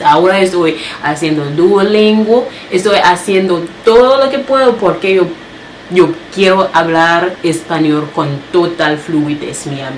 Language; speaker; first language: Spanish; non-native, learner; Haitian Creole